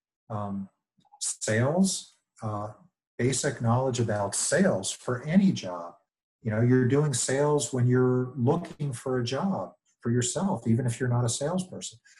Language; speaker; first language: English; native; English